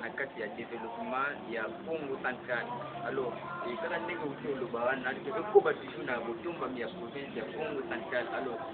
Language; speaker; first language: Lingala; non-native, local second language; Kongo